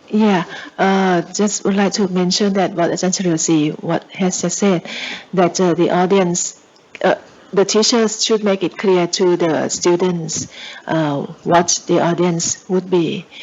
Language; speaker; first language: English; non-native, fluent; Thai